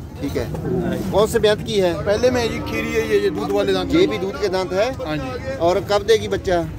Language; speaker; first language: Hindi; non-native, local second language; Punjabi